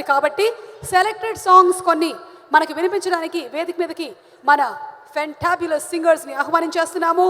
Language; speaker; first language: Telugu; native; Telugu